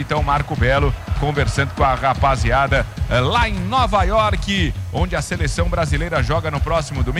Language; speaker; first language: Portuguese; native; Portuguese